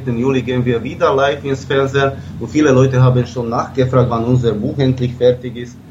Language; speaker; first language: German; non-native, fluent; Slovak